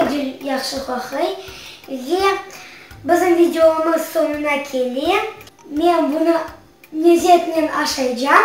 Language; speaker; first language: Turkish; early bilingual, heritage; Crimean Tatar